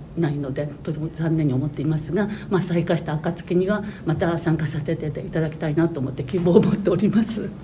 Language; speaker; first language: Japanese; native; Japanese